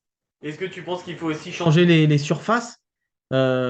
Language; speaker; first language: French; native; French